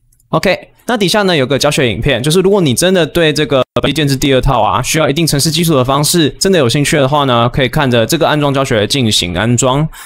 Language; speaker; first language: Chinese; native; Chinese